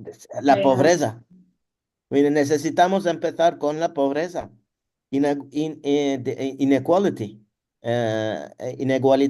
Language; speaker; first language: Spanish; non-native, learner; Turkish